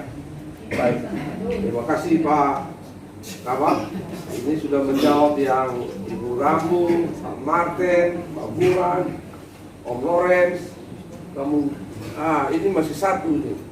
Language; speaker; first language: Indonesian; native; Indonesian